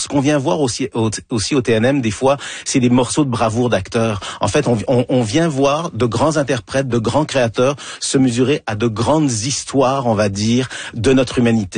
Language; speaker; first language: French; native; French